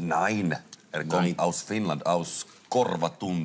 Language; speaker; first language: German; non-native, learner; Finnish